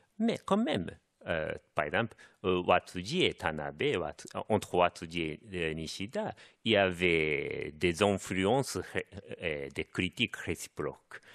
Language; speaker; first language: French; non-native, fluent; Japanese